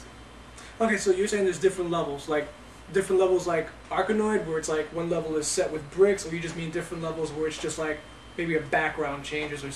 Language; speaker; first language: English; native; English